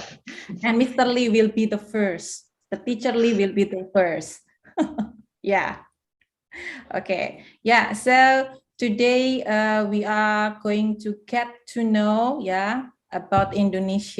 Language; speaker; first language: English; non-native, fluent; Indonesian